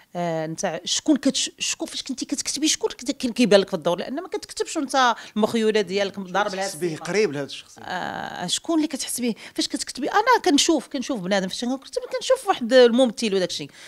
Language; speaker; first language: Arabic; native; Arabic